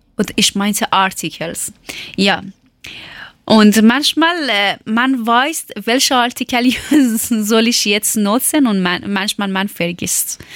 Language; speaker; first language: German; non-native, learner; Persian